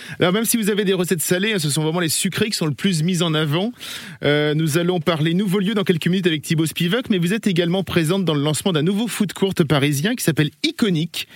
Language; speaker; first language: French; native; French